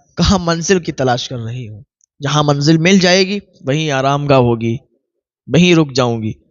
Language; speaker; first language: Urdu; native; Urdu